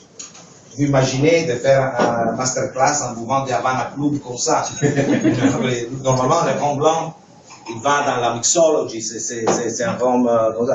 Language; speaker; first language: French; non-native, fluent; Italian